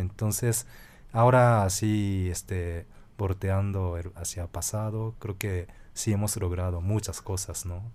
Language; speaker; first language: Spanish; non-native, fluent; Japanese